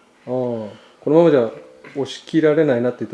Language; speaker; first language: Japanese; native; Japanese